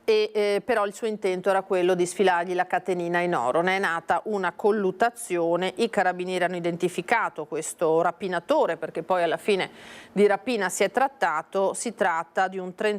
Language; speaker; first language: Italian; native; Italian